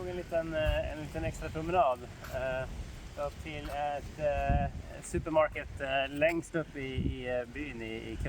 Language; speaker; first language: Swedish; native; Swedish